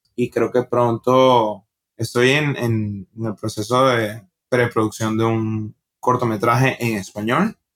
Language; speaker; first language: Spanish; native; Spanish